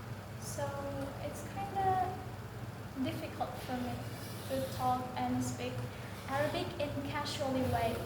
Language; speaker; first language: English; non-native, learner; Indonesian